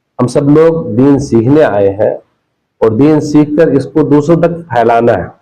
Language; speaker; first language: Urdu; native; Urdu